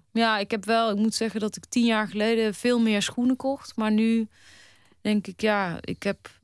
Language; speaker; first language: Dutch; native; Dutch